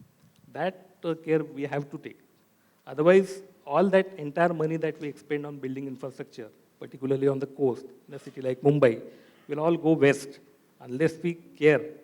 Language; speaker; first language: English; non-native, local second language; Marathi